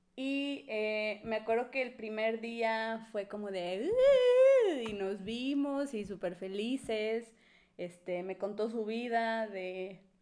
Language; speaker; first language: Spanish; native; Spanish